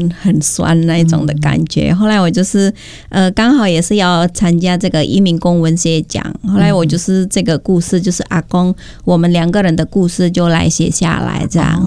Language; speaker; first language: Chinese; non-native, fluent; Indonesian